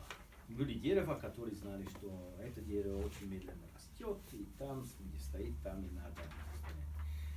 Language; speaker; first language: Russian; non-native, fluent; Hungarian